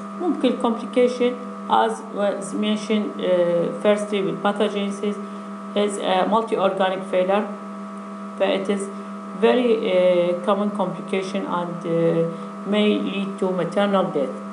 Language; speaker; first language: English; non-native, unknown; Arabic